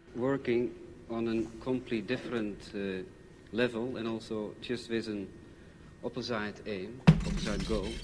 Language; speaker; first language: English; non-native, fluent; Dutch